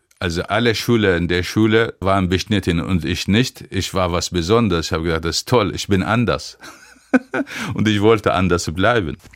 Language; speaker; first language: German; non-native, fluent; Arabic